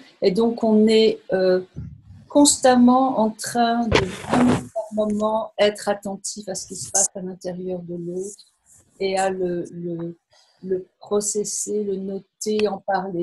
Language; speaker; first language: French; native; French